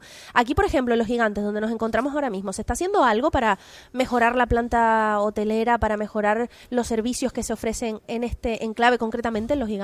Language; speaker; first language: Spanish; native; Spanish